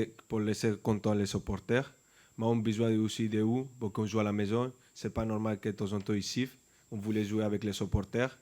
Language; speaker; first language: French; non-native, fluent; Spanish